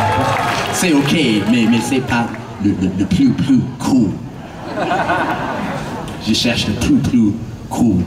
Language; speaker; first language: French; non-native, learner; English